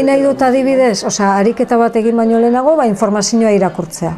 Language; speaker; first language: Basque; native; Basque